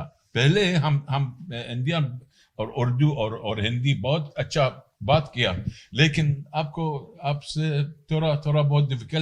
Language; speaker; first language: Hindi; non-native, learner; Arabic